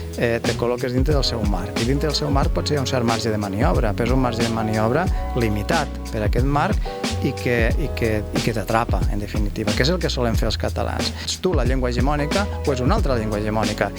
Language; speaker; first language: Catalan; native; Catalan